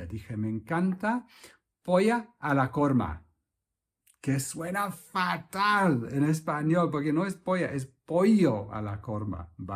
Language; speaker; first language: Spanish; non-native, fluent; English